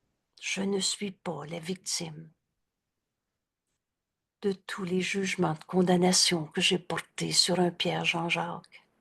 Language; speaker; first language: French; native; French